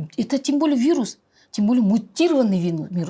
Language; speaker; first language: Russian; non-native, local second language; Kazakh